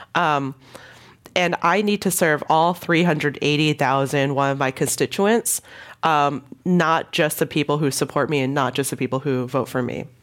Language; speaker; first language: English; non-native, local second language; Cantonese